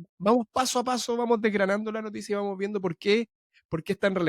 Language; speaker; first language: Spanish; native; Spanish